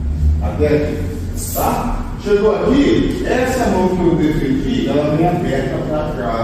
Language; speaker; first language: Portuguese; native; Portuguese